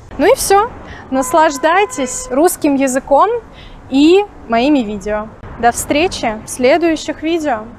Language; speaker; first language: Russian; native; Russian